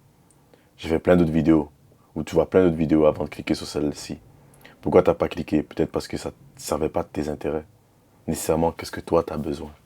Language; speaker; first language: French; native; French